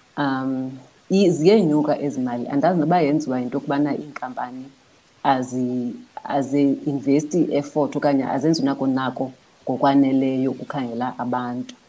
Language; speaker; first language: Xhosa; native; Xhosa